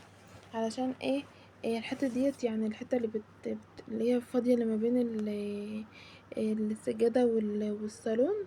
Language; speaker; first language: Arabic; native; Arabic